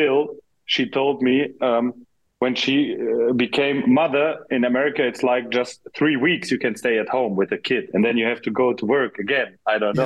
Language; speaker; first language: English; non-native, fluent; German